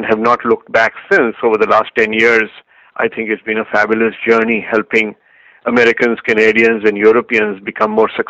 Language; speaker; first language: English; non-native, local second language; Hindi